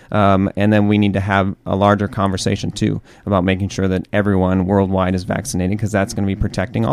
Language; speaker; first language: English; native; English